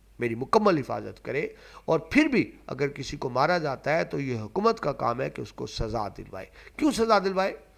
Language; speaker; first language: Urdu; non-native, local second language; Punjabi